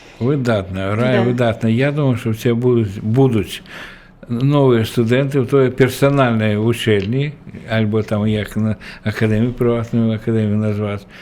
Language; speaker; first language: Belarusian; native; Belarusian